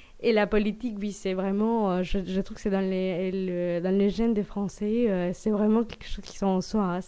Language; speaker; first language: French; non-native, fluent; Spanish